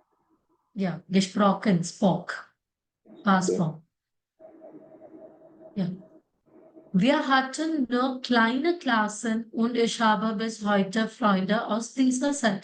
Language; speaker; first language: German; non-native, fluent; Malayalam